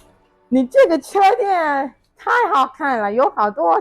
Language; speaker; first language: Chinese; non-native, fluent; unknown